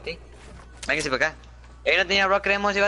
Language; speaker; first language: Spanish; early bilingual, heritage; Spanish